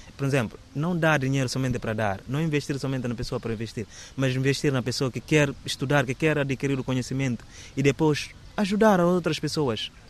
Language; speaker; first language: Portuguese; non-native, local second language; Upper Guinea Crioulo